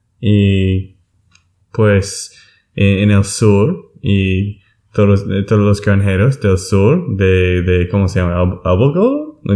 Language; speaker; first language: Spanish; non-native, learner; English